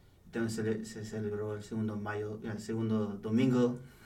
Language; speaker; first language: Spanish; early bilingual, heritage; Spanish